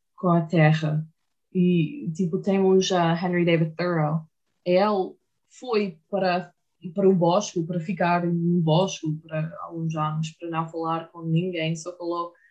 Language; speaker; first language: Portuguese; early bilingual, heritage; English